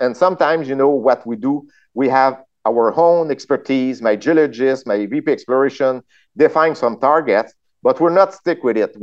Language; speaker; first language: English; non-native, fluent; French